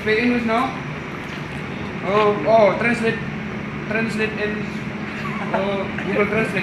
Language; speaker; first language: English; non-native, learner; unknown